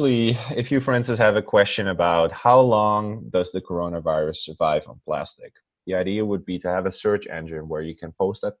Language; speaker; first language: English; non-native, fluent; Dutch